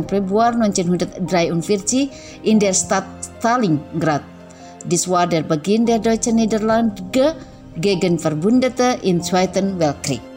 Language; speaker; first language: German; non-native, fluent; Indonesian